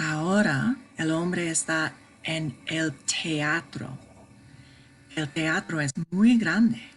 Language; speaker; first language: Spanish; non-native, fluent; English